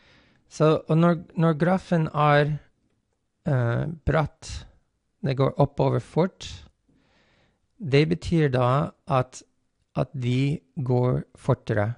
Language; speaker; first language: Norwegian; non-native, fluent; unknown